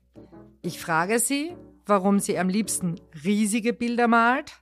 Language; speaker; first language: German; native; German